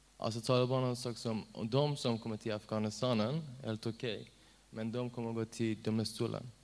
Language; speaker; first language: Swedish; non-native, learner; Persian